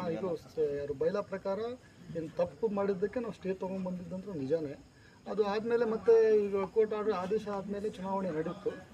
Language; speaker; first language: Kannada; non-native, local second language; Urdu